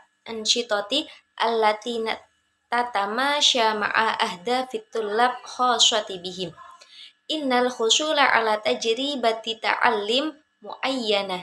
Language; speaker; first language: Arabic; non-native, learner; Indonesian